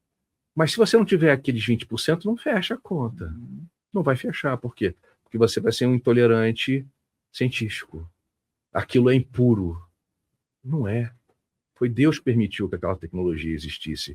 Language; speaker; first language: Portuguese; native; Portuguese